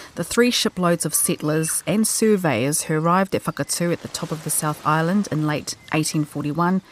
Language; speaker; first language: English; native; English